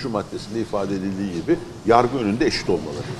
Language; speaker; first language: Turkish; native; Turkish